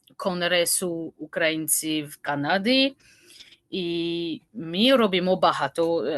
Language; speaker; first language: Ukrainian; non-native, learner; French